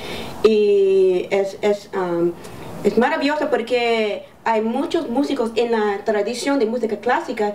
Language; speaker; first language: Spanish; early bilingual, heritage; English